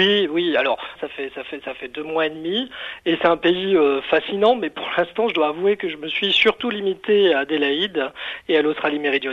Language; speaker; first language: French; native; French